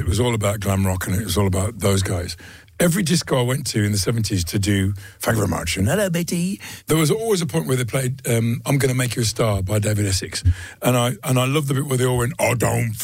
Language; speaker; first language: English; native; English